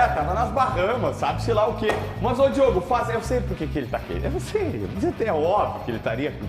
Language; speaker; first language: Portuguese; native; Portuguese